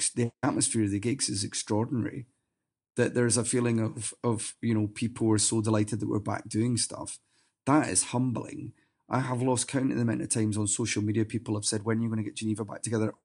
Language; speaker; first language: English; native; English